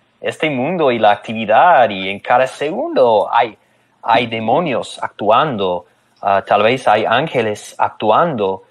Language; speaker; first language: Spanish; non-native, fluent; English